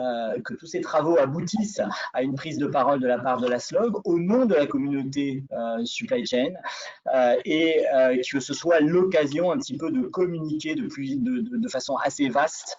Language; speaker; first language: French; native; French